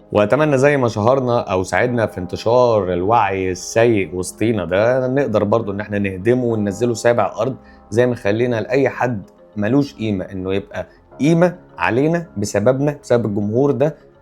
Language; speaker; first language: Arabic; native; Arabic